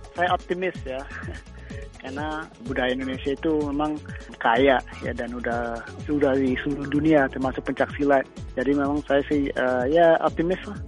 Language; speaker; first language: Indonesian; early bilingual, heritage; Indonesian